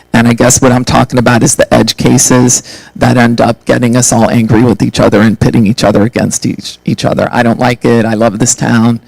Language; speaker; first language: English; native; English